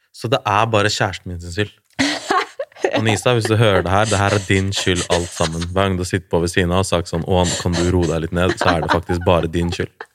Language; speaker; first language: Norwegian; early bilingual, other home language; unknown